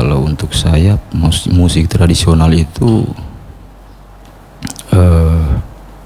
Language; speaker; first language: Indonesian; non-native, local second language; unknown